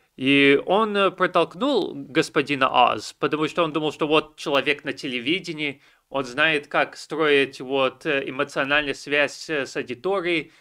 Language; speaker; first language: Russian; early bilingual, heritage; Russian